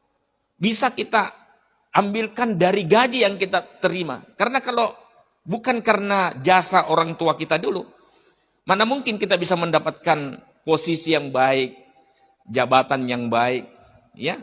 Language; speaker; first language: Indonesian; native; Indonesian